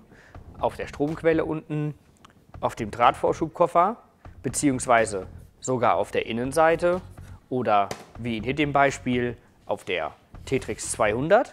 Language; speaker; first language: German; native; German